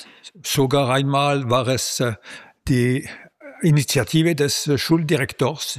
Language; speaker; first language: German; non-native, local second language; French